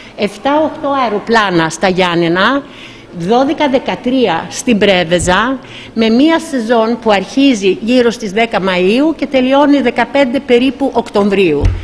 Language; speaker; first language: Greek; native; Greek